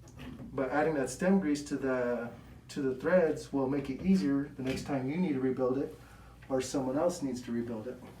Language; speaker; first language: English; native; English